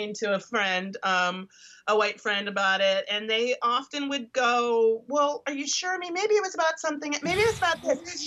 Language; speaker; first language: English; native; English